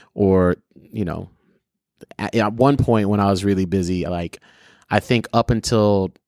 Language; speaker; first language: English; early bilingual, other home language; Filipino